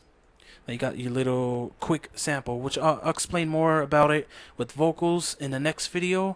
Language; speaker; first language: English; native; English